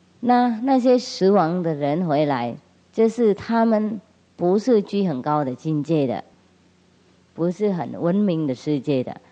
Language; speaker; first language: Chinese; non-native, fluent; Vietnamese